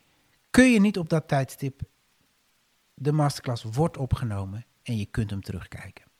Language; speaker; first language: Dutch; native; Dutch